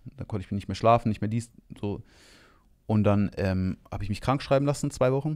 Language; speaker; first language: German; native; German